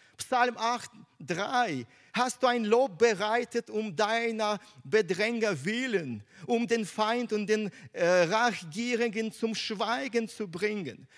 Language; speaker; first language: German; non-native, fluent; Russian